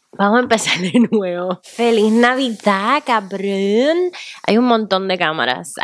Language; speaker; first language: Spanish; native; Spanish